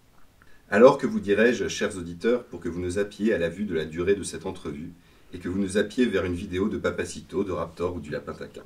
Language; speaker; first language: French; native; French